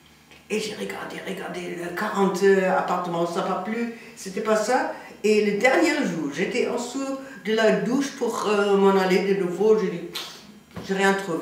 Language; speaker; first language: French; non-native, fluent; German